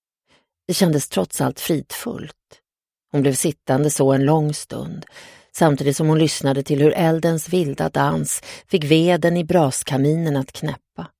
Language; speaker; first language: Swedish; native; Swedish